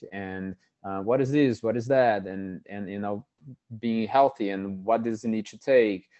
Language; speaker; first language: English; non-native, fluent; Portuguese